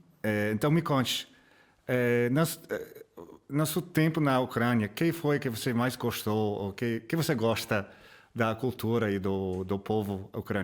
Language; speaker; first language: Portuguese; non-native, fluent; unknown